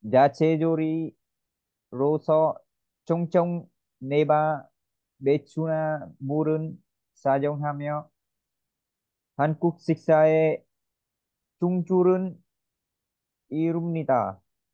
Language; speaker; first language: Korean; non-native, learner; Vietnamese